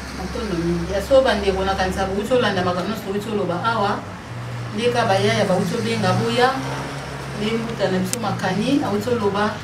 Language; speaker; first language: Lingala; non-native, local second language; Kongo